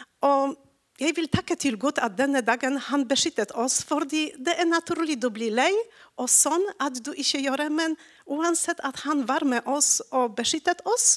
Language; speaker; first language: Norwegian; non-native, learner; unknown